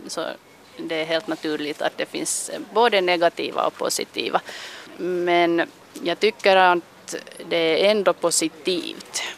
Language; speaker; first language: Swedish; non-native, local second language; Finnish